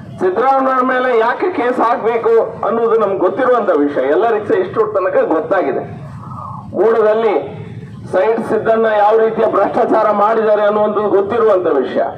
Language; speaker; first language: Kannada; native; Kannada